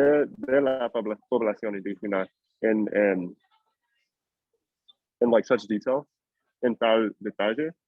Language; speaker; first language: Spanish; non-native, fluent; English